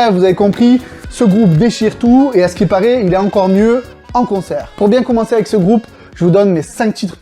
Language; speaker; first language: French; native; French